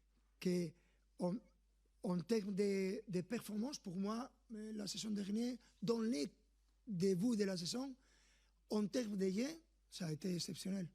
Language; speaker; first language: French; non-native, fluent; Spanish